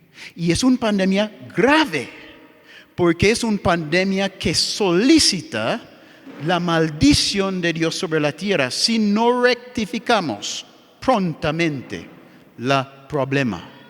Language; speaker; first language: Spanish; non-native, fluent; English